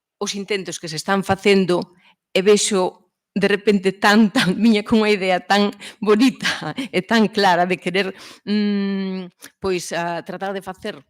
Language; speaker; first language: Galician; early bilingual, heritage; Swiss German